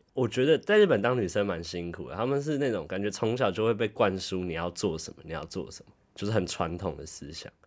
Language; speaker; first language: Chinese; native; Chinese